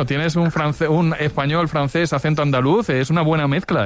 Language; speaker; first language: Spanish; native; Spanish